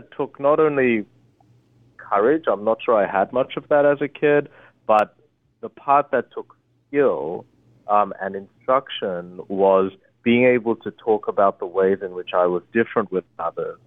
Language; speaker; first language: English; early bilingual, other home language; Korean